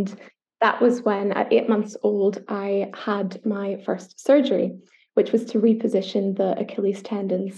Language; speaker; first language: English; native; English